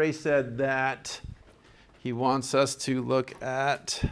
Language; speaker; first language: English; native; English